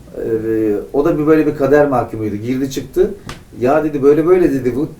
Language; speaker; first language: Turkish; native; Turkish